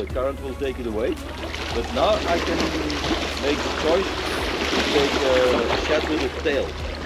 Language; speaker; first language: English; non-native, fluent; Dutch